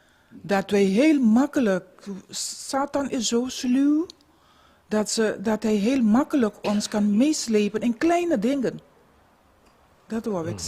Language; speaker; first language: Dutch; non-native, local second language; Papiamento